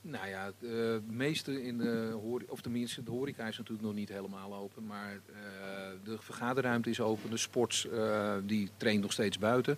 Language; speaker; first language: Dutch; native; Dutch